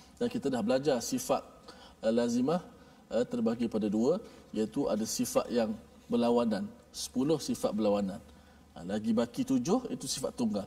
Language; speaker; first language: Malay; native; Malay